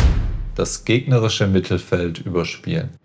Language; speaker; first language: German; native; German